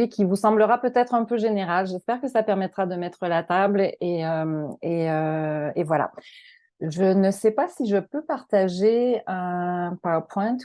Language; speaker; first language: French; native; French